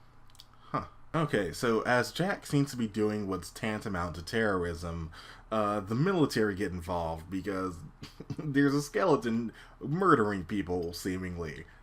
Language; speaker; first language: English; native; English